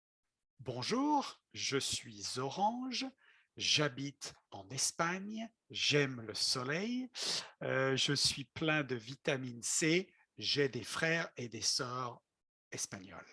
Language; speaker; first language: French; non-native, fluent; English